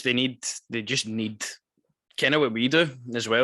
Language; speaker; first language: English; native; English